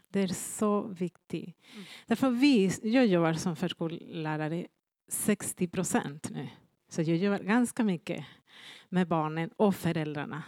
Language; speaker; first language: Swedish; non-native, fluent; Spanish